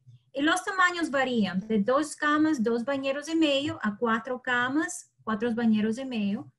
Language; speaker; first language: Portuguese; non-native, learner; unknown